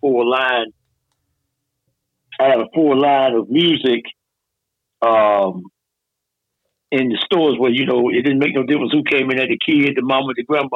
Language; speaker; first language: English; native; English